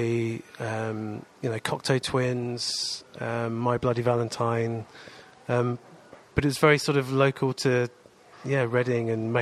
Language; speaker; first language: English; native; English